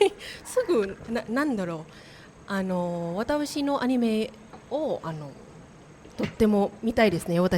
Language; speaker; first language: Japanese; non-native, learner; Thai